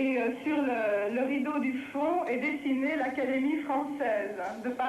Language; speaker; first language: French; non-native, fluent; Russian